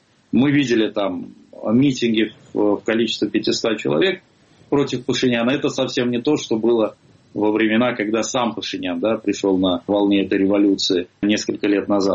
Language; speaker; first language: Russian; native; Russian